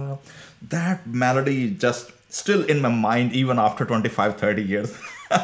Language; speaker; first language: English; non-native, local second language; Punjabi